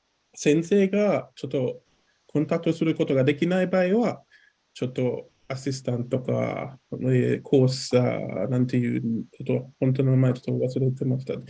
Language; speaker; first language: Japanese; non-native, learner; English